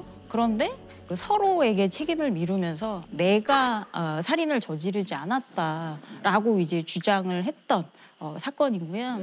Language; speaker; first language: Korean; native; Korean